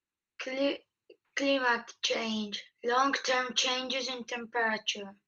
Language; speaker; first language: English; non-native, fluent; Polish